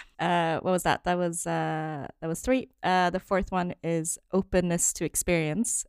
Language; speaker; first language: English; non-native, fluent; French